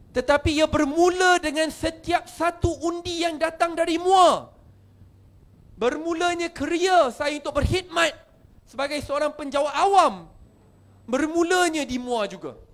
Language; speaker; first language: Malay; native; Malay